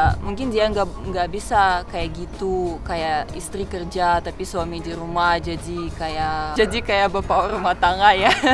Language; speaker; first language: Indonesian; non-native, fluent; Russian